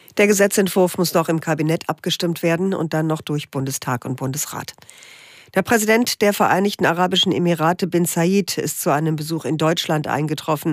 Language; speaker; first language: German; native; German